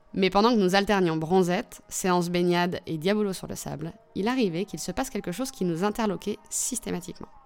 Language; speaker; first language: French; native; French